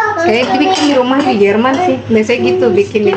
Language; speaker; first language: Indonesian; native; Indonesian